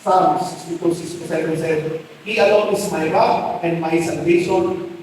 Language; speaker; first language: English; non-native, local second language; Filipino